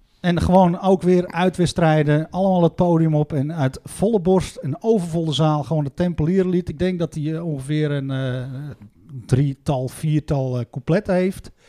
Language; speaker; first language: Dutch; native; Dutch